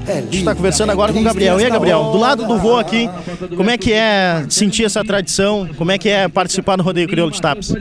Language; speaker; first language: Portuguese; native; Portuguese